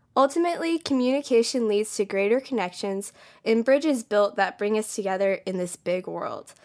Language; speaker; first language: English; native; English